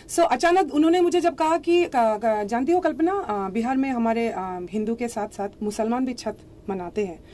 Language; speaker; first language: Hindi; non-native, local second language; Assamese